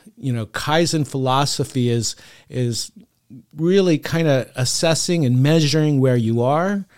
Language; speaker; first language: English; native; English